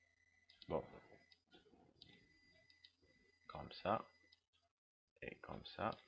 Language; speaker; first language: French; non-native, local second language; Arabic